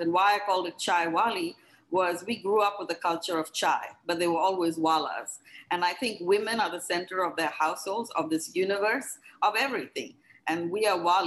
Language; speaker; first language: English; non-native, local second language; Hindi